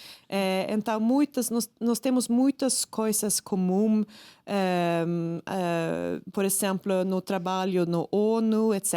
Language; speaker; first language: Portuguese; non-native, fluent; Swedish